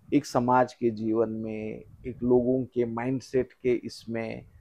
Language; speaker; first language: Hindi; non-native, local second language; Marathi